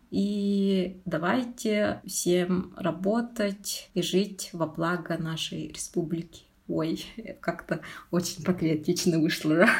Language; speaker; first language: Russian; non-native, local second language; Yakut